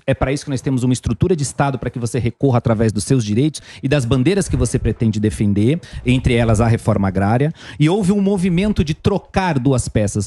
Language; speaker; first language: Portuguese; native; Portuguese